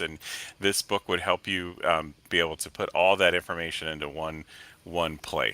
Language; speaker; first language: English; native; English